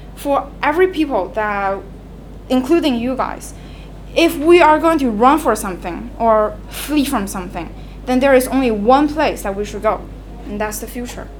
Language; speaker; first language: English; non-native, fluent; Chinese